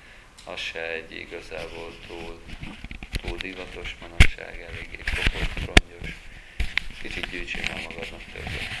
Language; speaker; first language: Hungarian; native; Hungarian